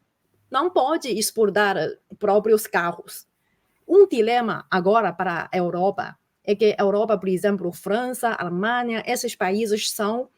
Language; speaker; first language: Portuguese; non-native, fluent; Chinese